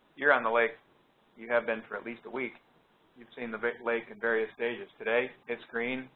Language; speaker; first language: English; native; English